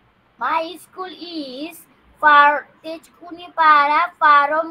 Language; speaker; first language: English; non-native, learner; Bangla